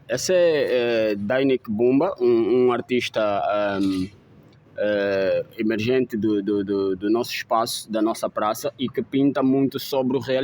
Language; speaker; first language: Portuguese; native; Portuguese